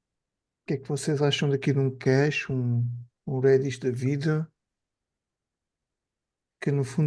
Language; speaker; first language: Portuguese; native; Portuguese